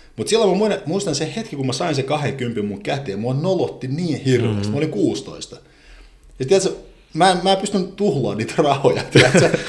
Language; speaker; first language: Finnish; non-native, fluent; Azerbaijani